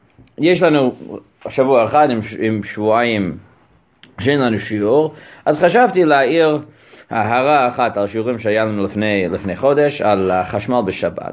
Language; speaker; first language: Hebrew; non-native, fluent; English